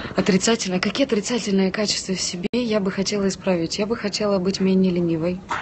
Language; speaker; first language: Russian; non-native, local second language; Ukrainian